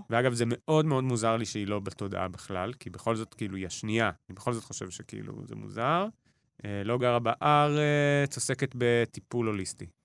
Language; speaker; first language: Hebrew; native; Hebrew